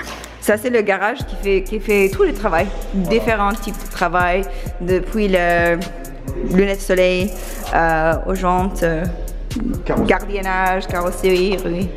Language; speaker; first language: French; non-native, learner; English